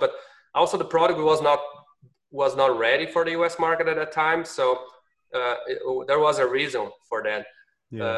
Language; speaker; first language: English; non-native, fluent; Portuguese